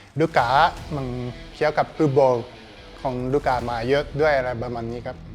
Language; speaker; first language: Thai; non-native, learner; Japanese